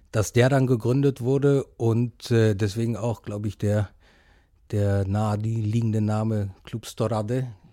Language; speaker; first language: German; native; German